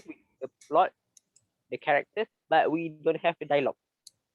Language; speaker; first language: English; non-native, learner; Malay